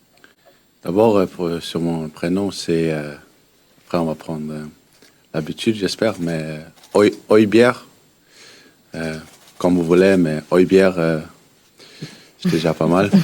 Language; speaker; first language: French; early bilingual, heritage; Danish